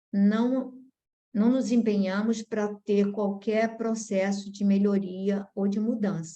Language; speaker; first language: Portuguese; native; Portuguese